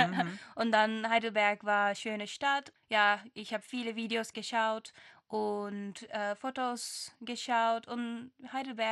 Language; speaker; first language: German; non-native, fluent; Turkish